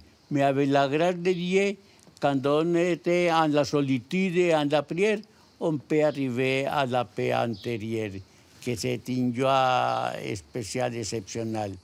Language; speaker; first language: French; non-native, learner; Spanish